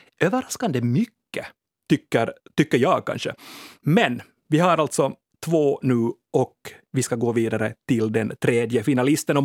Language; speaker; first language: Swedish; native; Swedish